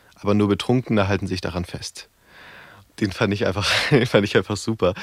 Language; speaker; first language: German; native; German